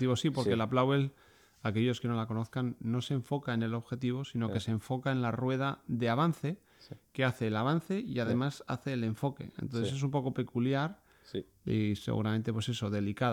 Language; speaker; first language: Spanish; native; Spanish